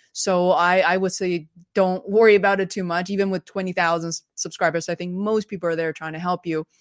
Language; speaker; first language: English; non-native, fluent; Chinese